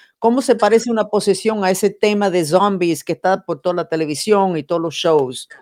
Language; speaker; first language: Spanish; non-native, fluent; English